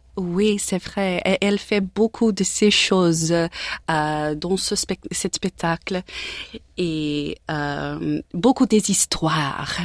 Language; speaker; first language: French; non-native, learner; English